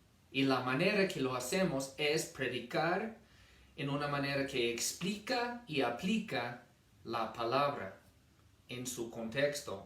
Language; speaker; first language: Spanish; non-native, fluent; English